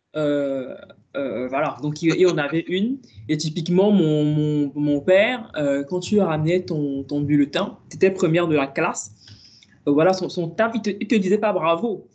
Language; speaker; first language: French; native; French